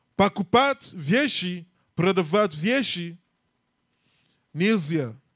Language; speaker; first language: Russian; non-native, learner; English